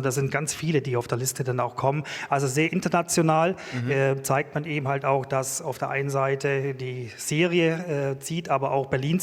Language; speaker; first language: German; native; German